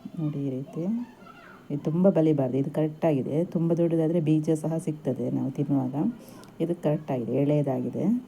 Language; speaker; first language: Kannada; non-native, local second language; Tulu